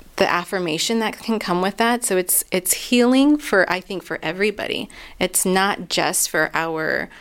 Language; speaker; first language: English; native; English